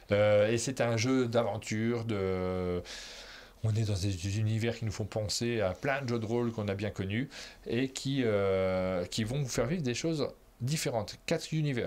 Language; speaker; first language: French; native; French